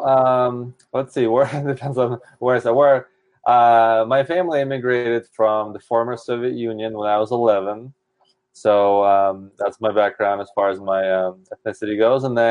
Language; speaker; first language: English; native; English